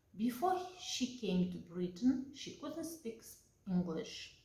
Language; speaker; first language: English; non-native, fluent; Ukrainian